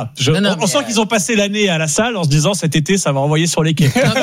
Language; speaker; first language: French; native; French